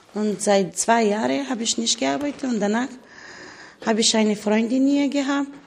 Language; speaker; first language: German; non-native, learner; Bulgarian